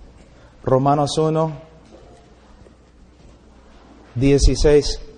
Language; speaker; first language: Spanish; non-native, fluent; English